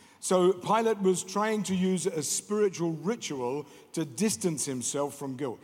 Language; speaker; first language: English; native; English